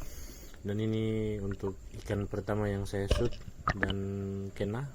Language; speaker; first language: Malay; non-native, local second language; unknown